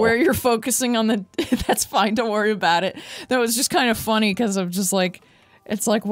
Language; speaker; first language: English; native; English